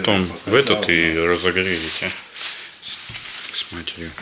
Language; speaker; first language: Russian; native; Russian